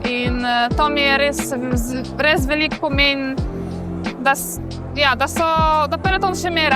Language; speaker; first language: Slovenian; non-native, fluent; Polish